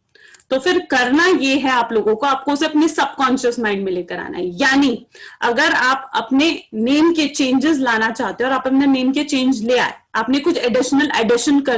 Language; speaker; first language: Hindi; native; Hindi